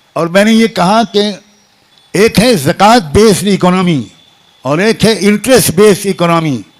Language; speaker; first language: Urdu; native; Urdu